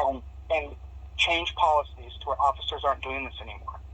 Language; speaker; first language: English; native; English